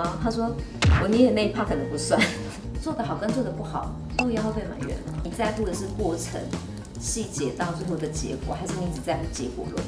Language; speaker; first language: Chinese; native; Chinese